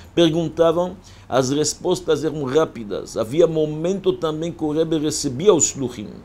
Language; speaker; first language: Portuguese; non-native, fluent; French